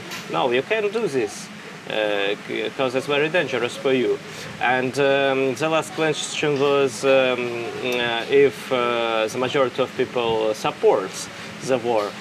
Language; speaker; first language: English; non-native, fluent; Russian